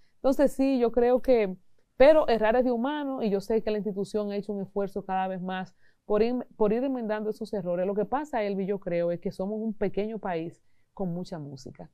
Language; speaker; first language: Spanish; native; Spanish